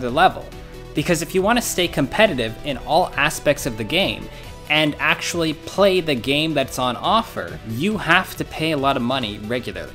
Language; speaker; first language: English; native; English